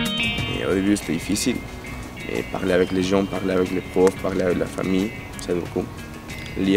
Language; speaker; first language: French; non-native, fluent; Spanish